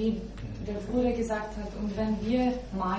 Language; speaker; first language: German; non-native, fluent; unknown